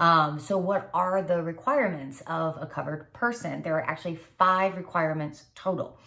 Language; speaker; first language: English; native; English